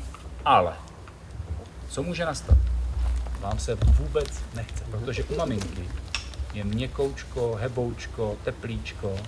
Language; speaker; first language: Czech; native; Czech